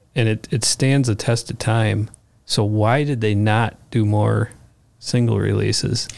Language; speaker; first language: English; native; English